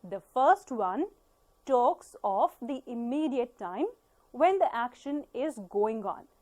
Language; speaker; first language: English; non-native, local second language; Punjabi